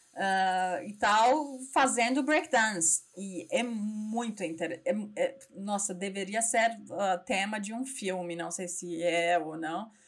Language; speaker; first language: Portuguese; non-native, fluent; Persian